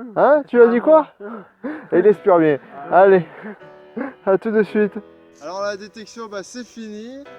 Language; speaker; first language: French; native; French